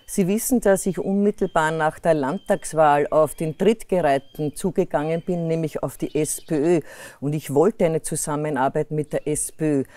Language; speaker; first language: German; native; German